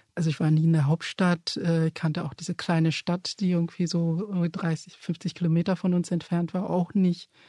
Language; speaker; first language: German; early bilingual, other home language; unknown